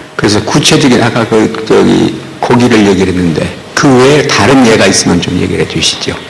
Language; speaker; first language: Korean; native; Korean